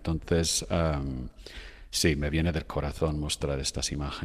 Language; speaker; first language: Spanish; non-native, fluent; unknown